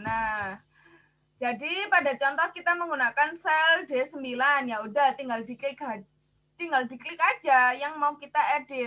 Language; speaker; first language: Indonesian; native; Indonesian